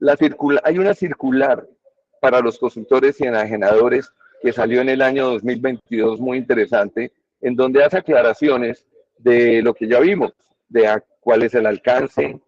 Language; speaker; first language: Spanish; native; Spanish